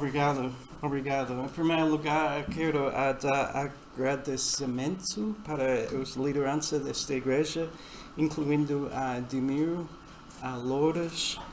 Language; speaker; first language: Portuguese; non-native, fluent; English